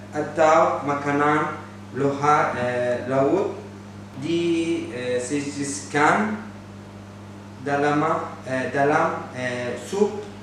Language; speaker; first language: Indonesian; non-native, learner; Arabic